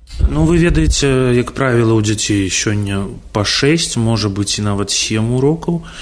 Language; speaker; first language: Belarusian; non-native, local second language; Russian